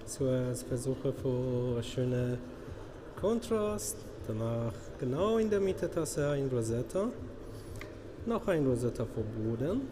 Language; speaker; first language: German; non-native, learner; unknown